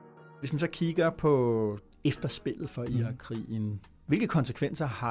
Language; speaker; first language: Danish; native; Danish